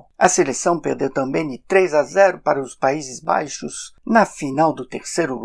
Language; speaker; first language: Portuguese; non-native, fluent; French